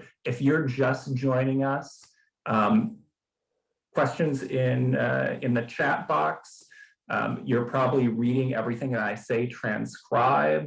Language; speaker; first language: English; native; English